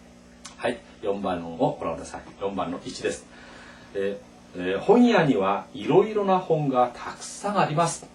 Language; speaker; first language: Japanese; non-native, fluent; Korean